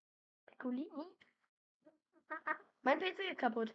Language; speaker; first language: German; native; German